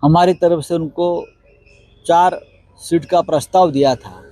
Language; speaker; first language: Hindi; non-native, local second language; Marathi